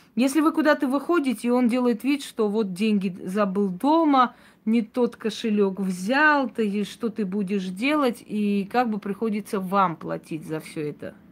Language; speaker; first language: Russian; non-native, local second language; Armenian